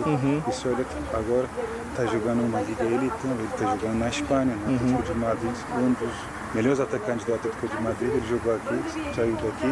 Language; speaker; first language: Portuguese; non-native, fluent; Turkish